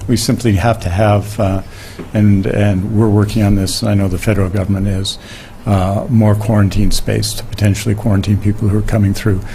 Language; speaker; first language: English; native; English